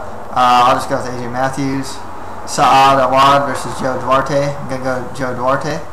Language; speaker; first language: English; native; English